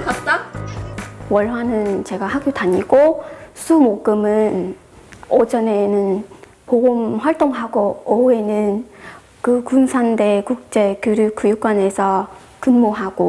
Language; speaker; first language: Korean; non-native, fluent; Vietnamese